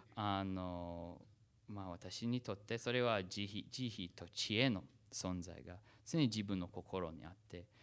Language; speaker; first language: Japanese; non-native, fluent; English